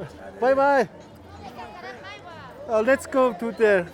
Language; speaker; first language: English; non-native, learner; Mongolian